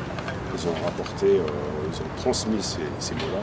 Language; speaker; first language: French; non-native, local second language; Kabyle